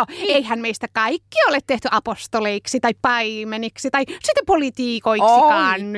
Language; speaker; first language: Finnish; native; Finnish